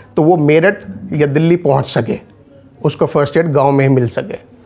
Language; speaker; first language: Hindi; native; Hindi